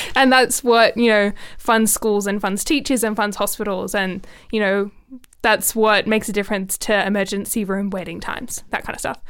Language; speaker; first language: English; native; English